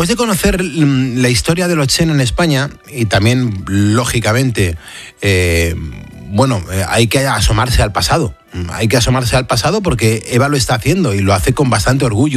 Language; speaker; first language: Spanish; native; Spanish